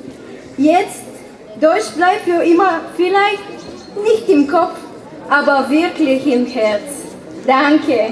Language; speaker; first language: German; non-native, learner; Bulgarian